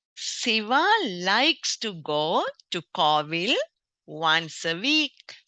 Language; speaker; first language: English; non-native, local second language; Sinhala